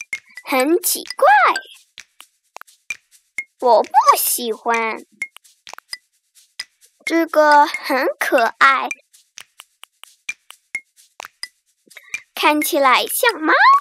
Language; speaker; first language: Chinese; early bilingual, heritage; Chinese